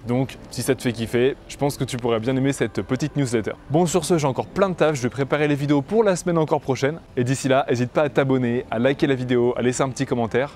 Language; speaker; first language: French; native; French